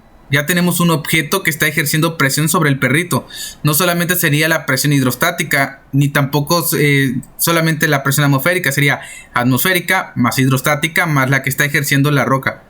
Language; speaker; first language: Spanish; native; Spanish